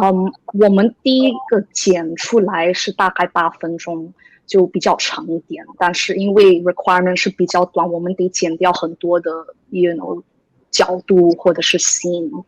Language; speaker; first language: Chinese; early bilingual, heritage; English